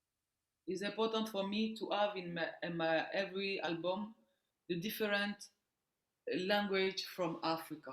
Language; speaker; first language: English; non-native, learner; French